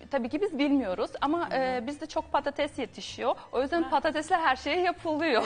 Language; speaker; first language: Turkish; non-native, fluent; Ukrainian